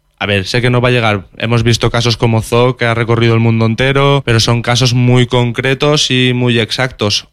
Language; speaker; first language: Spanish; non-native, local second language; Catalan